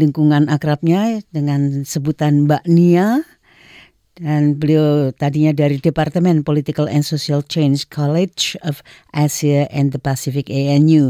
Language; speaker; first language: Indonesian; native; Indonesian